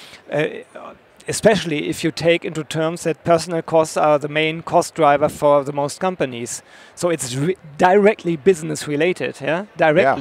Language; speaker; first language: English; non-native, fluent; German